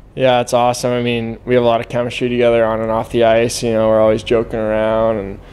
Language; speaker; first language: English; native; English